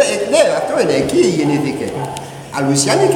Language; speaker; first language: Greek; non-native, learner; English